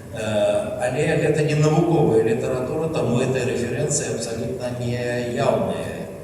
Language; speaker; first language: Belarusian; native; Belarusian